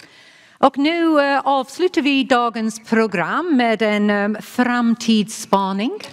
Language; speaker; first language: Swedish; non-native, fluent; English